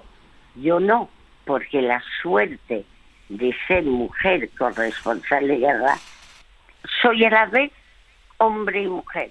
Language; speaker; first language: Spanish; early bilingual, other home language; French